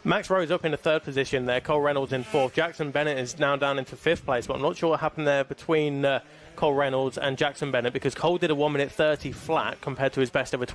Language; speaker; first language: English; native; English